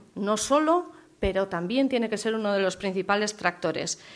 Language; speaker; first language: Spanish; native; Spanish